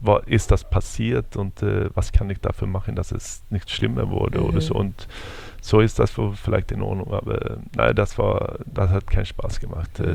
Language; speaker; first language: German; non-native, fluent; Swedish